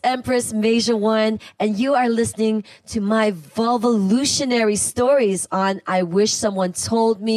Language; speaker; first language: English; native; English